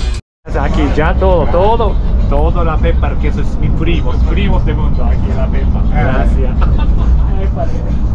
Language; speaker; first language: Spanish; non-native, learner; Japanese